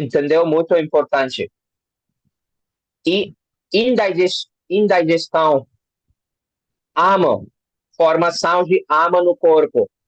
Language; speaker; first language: Portuguese; non-native, learner; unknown